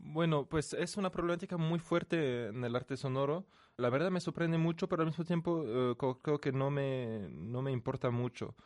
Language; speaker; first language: Spanish; non-native, fluent; French